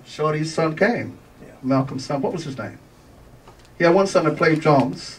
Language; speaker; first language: English; native; English